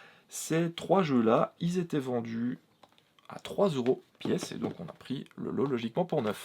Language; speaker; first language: French; native; French